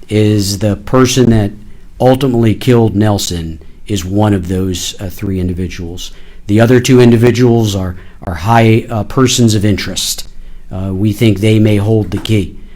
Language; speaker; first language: English; native; English